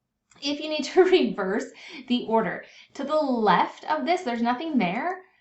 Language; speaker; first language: English; native; English